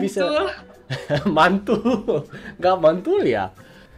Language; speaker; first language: Indonesian; non-native, fluent; English